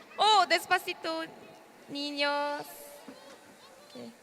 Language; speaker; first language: Spanish; non-native, learner; Korean